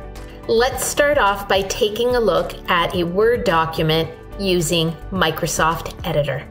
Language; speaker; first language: English; native; English